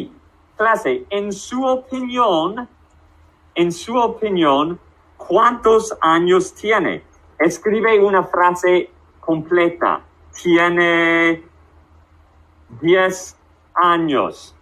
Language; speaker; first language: Spanish; non-native, fluent; English